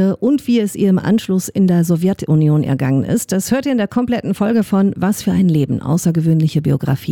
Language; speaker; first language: German; native; German